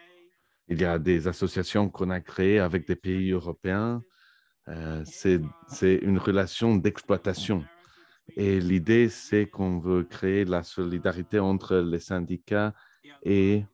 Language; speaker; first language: French; non-native, fluent; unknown